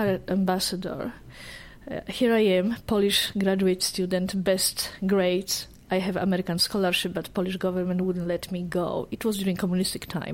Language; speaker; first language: English; non-native, fluent; Polish